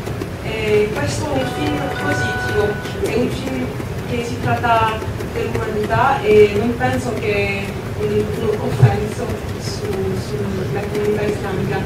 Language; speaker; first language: Italian; non-native, fluent; French